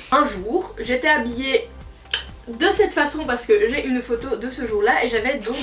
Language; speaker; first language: French; native; French